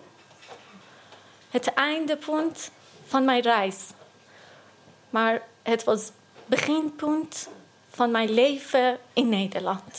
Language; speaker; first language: Dutch; non-native, learner; Persian